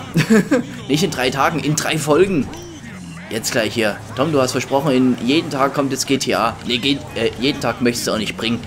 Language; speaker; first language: German; native; German